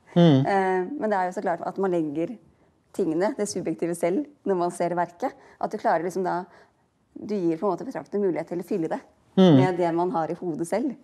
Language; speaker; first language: Norwegian; native; Norwegian